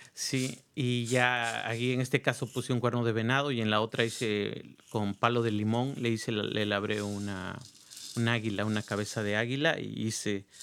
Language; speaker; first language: Spanish; native; Spanish